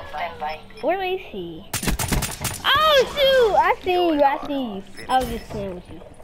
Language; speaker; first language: English; native; English